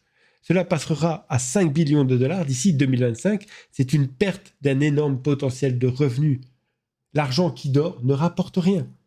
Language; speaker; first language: French; native; French